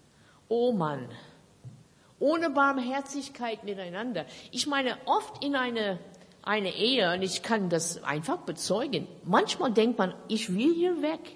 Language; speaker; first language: German; non-native, fluent; English